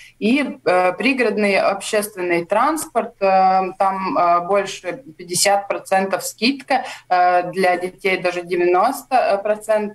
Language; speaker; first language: Russian; non-native, local second language; Latvian